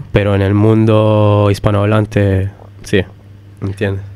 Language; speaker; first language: Spanish; early bilingual, heritage; Italian